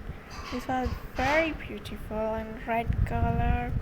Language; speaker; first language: English; non-native, learner; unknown